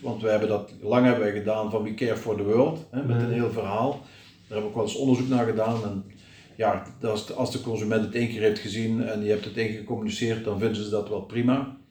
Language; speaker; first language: Dutch; native; Dutch